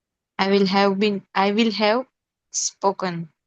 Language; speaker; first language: English; non-native, learner; Hindi